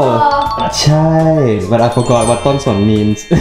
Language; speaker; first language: English; non-native, fluent; Thai